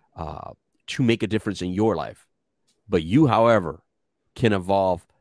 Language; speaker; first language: English; native; English